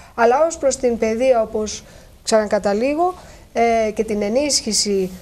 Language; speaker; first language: Greek; native; Greek